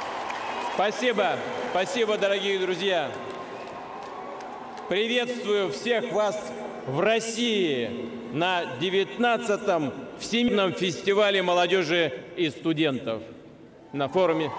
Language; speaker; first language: Russian; native; Russian